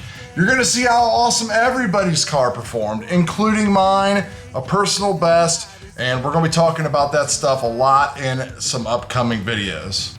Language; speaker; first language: English; native; English